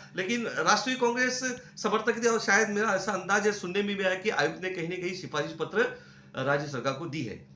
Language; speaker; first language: Hindi; non-native, local second language; Marathi